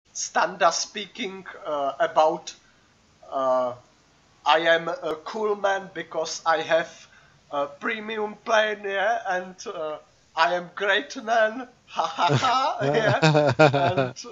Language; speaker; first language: English; non-native, learner; Czech